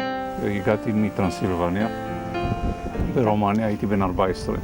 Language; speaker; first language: Hebrew; non-native, fluent; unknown